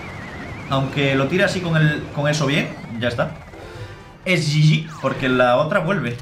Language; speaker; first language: Spanish; native; Spanish